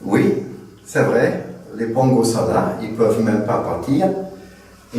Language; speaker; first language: French; non-native, fluent; German